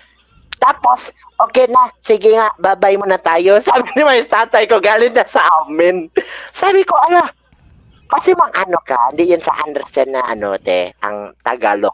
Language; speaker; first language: Filipino; non-native, learner; Indonesian